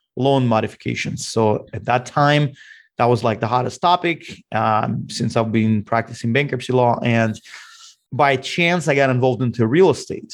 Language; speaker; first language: English; non-native, fluent; Russian